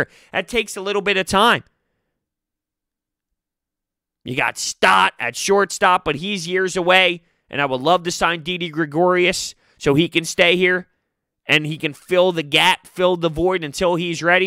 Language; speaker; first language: English; native; English